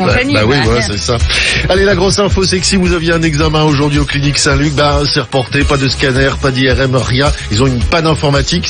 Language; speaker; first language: French; native; French